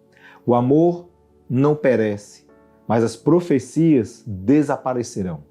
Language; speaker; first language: Portuguese; native; Portuguese